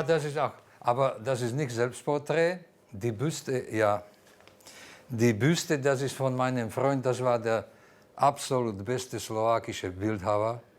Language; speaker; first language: German; non-native, fluent; Slovak